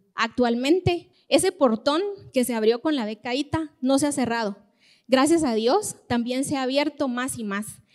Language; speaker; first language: Spanish; native; Spanish